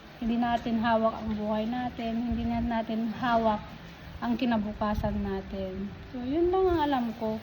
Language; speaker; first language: Filipino; non-native, local second language; Iloko